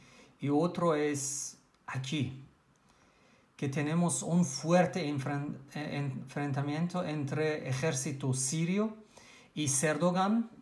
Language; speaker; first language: Spanish; non-native, learner; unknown